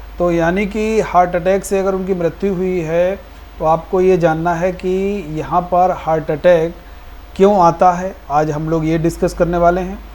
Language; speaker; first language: Hindi; native; Hindi